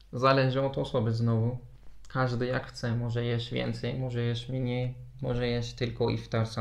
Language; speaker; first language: Polish; non-native, learner; Turkish